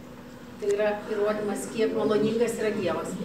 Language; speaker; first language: Lithuanian; native; Lithuanian